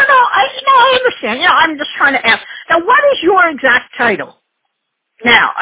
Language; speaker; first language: English; native; English